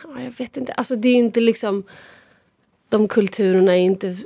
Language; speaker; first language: Swedish; native; Swedish